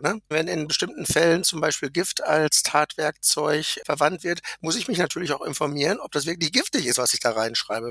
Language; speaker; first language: German; native; German